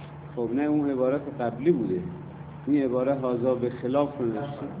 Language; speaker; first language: Persian; native; Persian